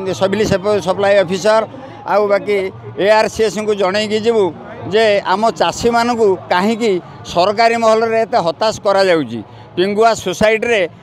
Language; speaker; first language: Odia; native; Odia